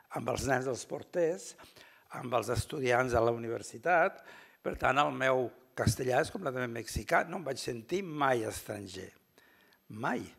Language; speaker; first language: Catalan; early bilingual, heritage; Catalan